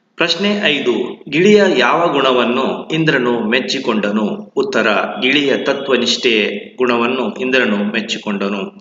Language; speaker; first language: Kannada; native; Kannada